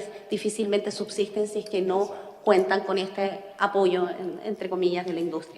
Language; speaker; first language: Spanish; native; Spanish